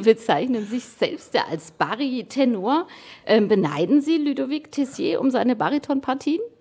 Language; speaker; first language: German; native; German